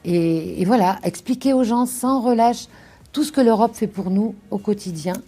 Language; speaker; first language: French; native; French